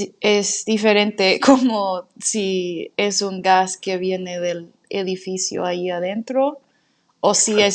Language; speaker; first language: Spanish; non-native, fluent; English